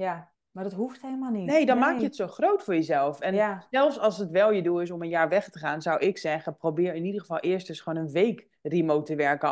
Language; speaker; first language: Dutch; native; Dutch